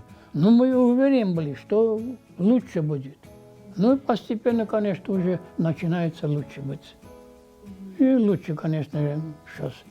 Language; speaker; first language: Russian; non-native, local second language; Armenian